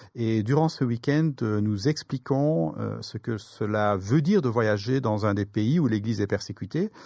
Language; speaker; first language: French; native; French